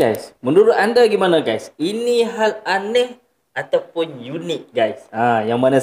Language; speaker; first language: Malay; native; Malay